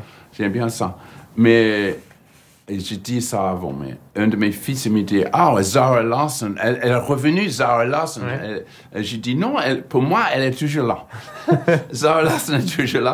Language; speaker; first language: French; non-native, fluent; English